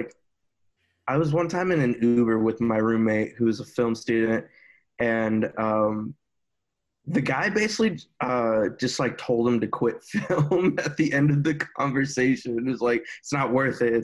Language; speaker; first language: English; native; English